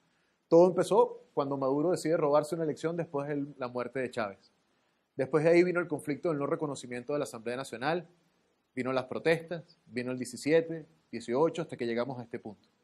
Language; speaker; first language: Spanish; native; Spanish